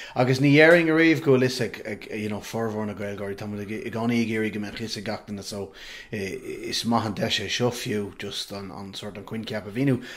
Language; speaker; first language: Irish; non-native, local second language; English